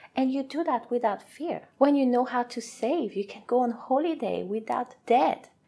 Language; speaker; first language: English; non-native, fluent; French